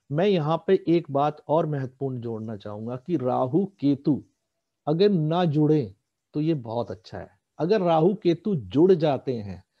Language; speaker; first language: Hindi; native; Hindi